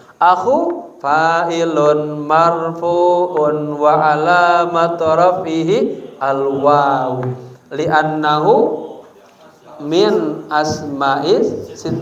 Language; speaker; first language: Arabic; non-native, fluent; Indonesian